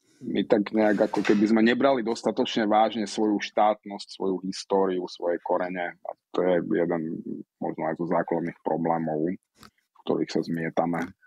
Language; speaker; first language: Slovak; native; Slovak